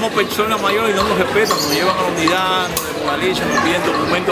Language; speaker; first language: Spanish; native; Spanish